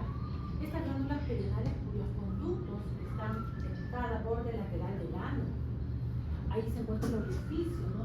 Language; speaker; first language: Spanish; native; Spanish